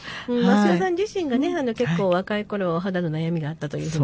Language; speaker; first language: Japanese; native; Japanese